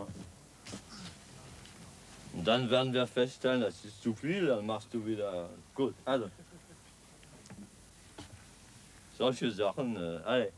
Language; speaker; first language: German; non-native, fluent; French